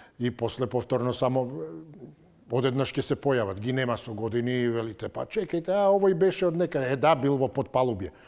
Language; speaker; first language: Macedonian; native; Macedonian